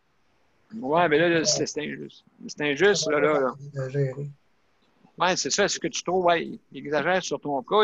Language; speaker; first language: French; native; French